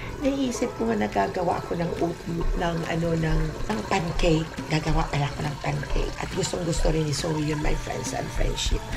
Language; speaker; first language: Filipino; non-native, local second language; Cebuano